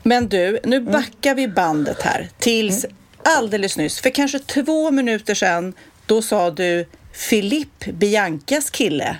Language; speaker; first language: Swedish; native; Swedish